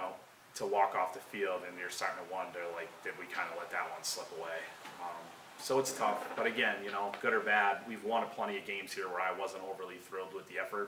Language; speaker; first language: English; native; English